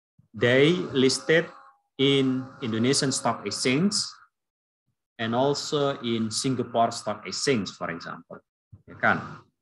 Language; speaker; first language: English; non-native, fluent; Indonesian